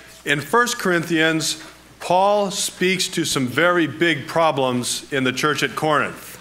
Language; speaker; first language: English; native; English